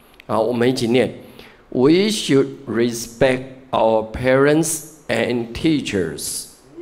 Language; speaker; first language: English; non-native, fluent; Chinese